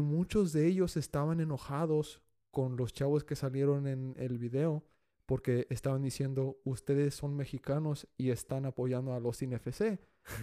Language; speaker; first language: Spanish; early bilingual, heritage; Spanish